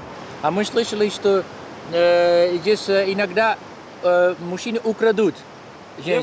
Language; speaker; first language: Russian; non-native, fluent; Dutch